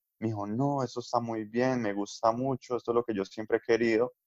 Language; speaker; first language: Spanish; native; Spanish